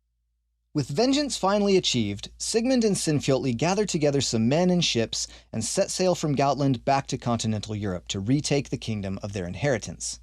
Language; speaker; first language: English; native; English